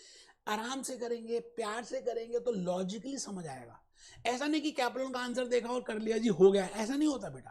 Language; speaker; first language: Hindi; native; Hindi